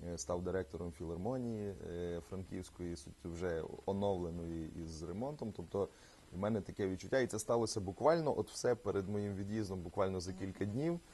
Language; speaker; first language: Ukrainian; native; Ukrainian